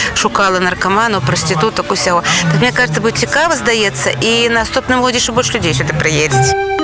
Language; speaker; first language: Belarusian; non-native, local second language; Russian